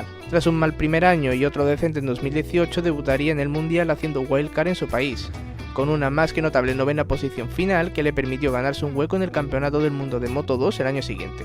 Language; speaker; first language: Spanish; native; Spanish